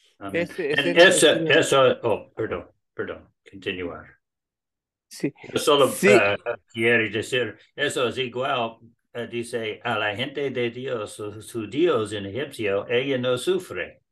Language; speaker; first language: Spanish; non-native, learner; English